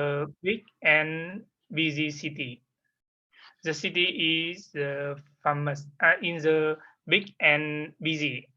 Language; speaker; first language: English; non-native, learner; Vietnamese